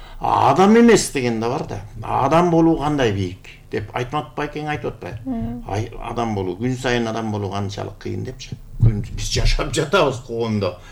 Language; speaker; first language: Kyrgyz; native; Kyrgyz